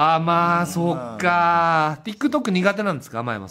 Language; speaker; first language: Japanese; native; Japanese